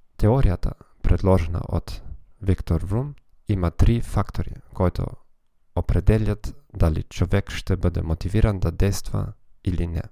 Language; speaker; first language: Macedonian; non-native, learner; German